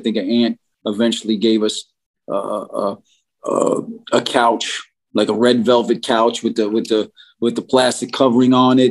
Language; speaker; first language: English; native; English